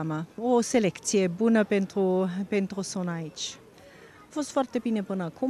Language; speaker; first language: Romanian; non-native, fluent; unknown